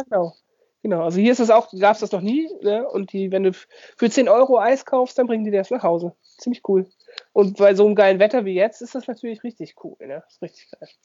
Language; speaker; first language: German; native; German